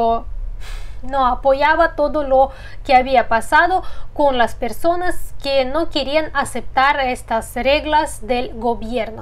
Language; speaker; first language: Spanish; non-native, fluent; Russian